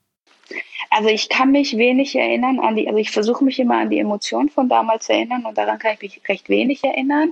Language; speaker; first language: German; early bilingual, other home language; Persian